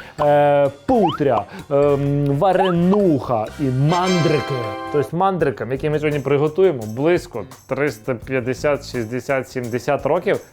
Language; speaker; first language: Ukrainian; non-native, local second language; Russian